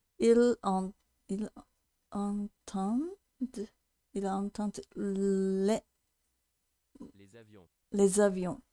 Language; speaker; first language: French; non-native, learner; Japanese